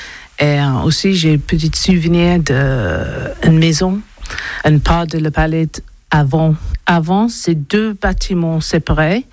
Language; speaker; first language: French; non-native, learner; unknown